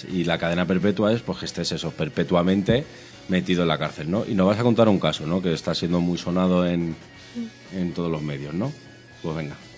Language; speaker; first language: Spanish; native; Spanish